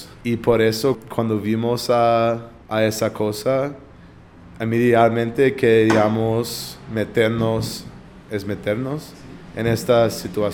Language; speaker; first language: Spanish; non-native, fluent; English